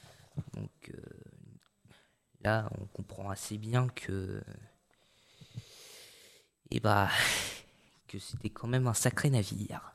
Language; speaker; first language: French; native; French